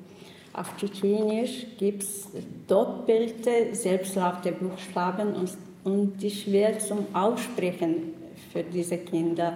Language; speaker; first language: German; non-native, learner; Chechen